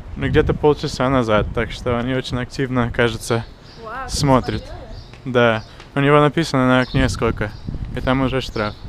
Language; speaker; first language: Russian; non-native, fluent; English